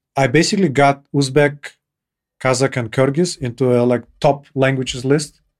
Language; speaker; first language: English; non-native, fluent; Kyrgyz